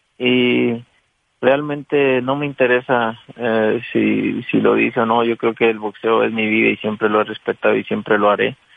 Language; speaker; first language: Spanish; native; Spanish